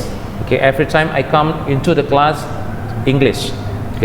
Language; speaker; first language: English; non-native, fluent; Indonesian